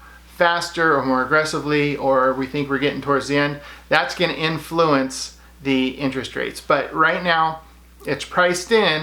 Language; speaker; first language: English; native; English